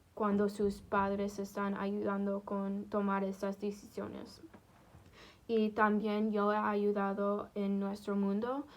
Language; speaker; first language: Spanish; non-native, fluent; English